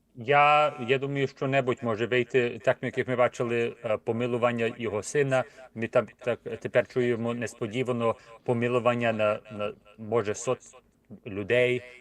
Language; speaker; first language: Ukrainian; early bilingual, heritage; Ukrainian